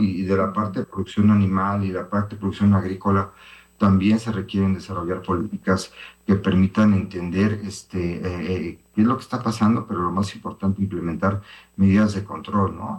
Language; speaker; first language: Spanish; native; Spanish